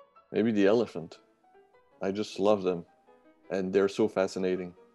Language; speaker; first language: English; non-native, fluent; French